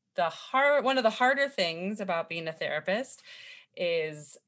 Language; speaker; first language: English; native; English